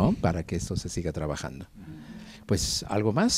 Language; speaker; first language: Spanish; native; Spanish